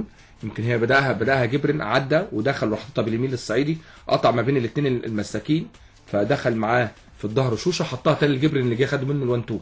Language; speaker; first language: Arabic; native; Arabic